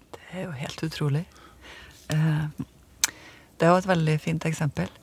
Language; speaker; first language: Norwegian; native; Norwegian